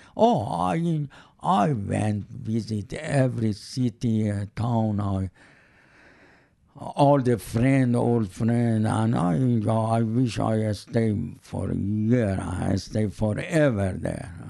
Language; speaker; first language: English; non-native, learner; Persian